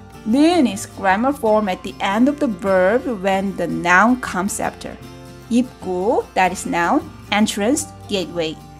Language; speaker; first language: English; non-native, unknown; Korean